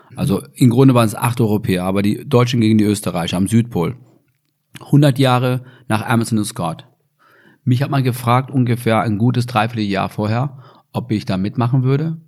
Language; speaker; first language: German; non-native, fluent; English